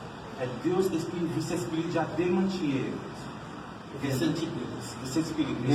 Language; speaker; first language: Portuguese; non-native, learner; Haitian Creole